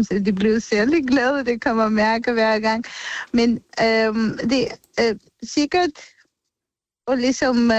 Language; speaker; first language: Danish; non-native, fluent; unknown